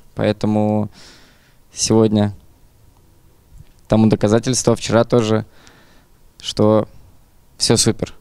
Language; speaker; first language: Russian; native; Russian